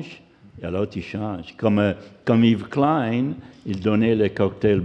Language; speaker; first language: French; non-native, fluent; Italian